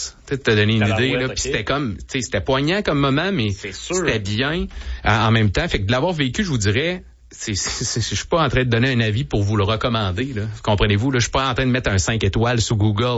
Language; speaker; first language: French; native; French